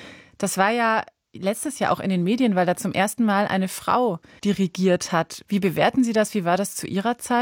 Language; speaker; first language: German; native; German